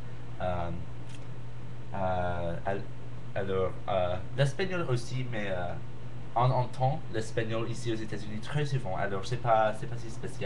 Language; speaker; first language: French; non-native, learner; English